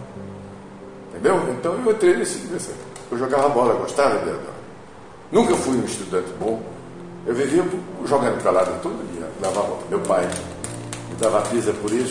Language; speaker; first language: Portuguese; native; Portuguese